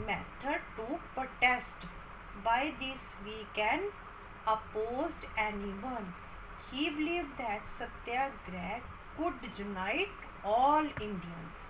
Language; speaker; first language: English; non-native, local second language; Hindi